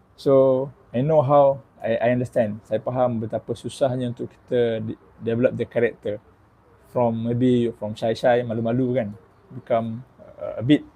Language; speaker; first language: English; non-native, local second language; Malay